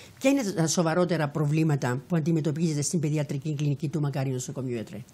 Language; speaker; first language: Greek; native; Greek